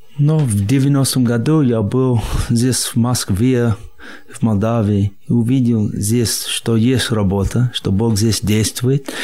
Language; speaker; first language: Russian; non-native, fluent; English